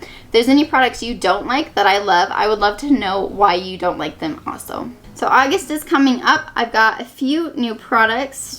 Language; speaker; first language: English; native; English